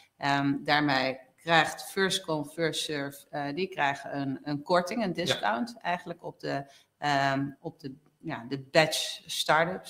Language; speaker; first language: Dutch; native; Dutch